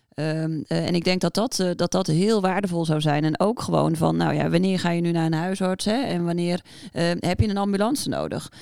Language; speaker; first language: Dutch; native; Dutch